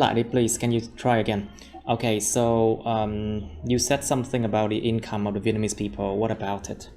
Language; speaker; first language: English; non-native, fluent; Vietnamese